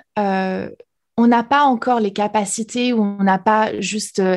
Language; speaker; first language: French; native; French